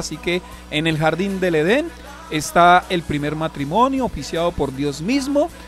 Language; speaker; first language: Spanish; native; Spanish